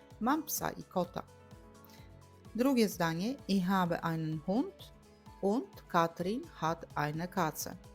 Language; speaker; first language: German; non-native, fluent; Polish